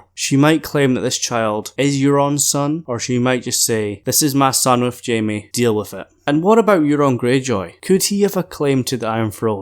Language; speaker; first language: English; native; English